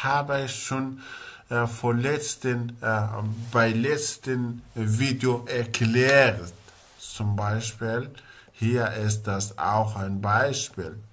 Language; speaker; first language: German; non-native, learner; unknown